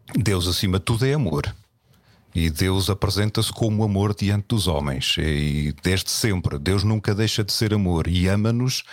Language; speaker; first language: Portuguese; native; Portuguese